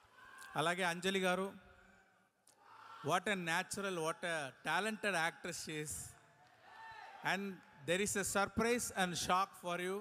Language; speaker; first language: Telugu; non-native, local second language; Tamil